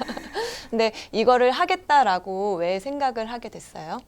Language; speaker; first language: Korean; native; Korean